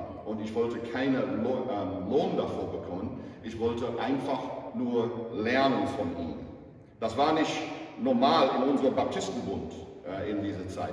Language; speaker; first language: German; non-native, fluent; English